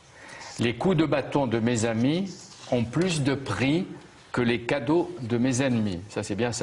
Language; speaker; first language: French; native; French